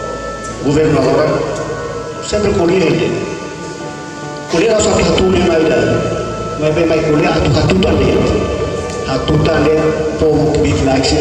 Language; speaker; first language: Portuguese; non-native, learner; Tetum